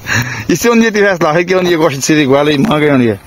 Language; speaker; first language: Portuguese; native; Portuguese